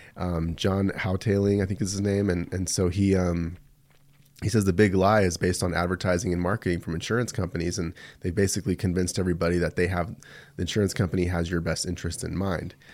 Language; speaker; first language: English; early bilingual, other home language; Spanish